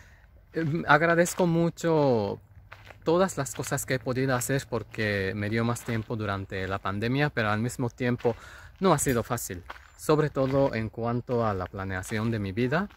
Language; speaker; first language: Spanish; non-native, fluent; Japanese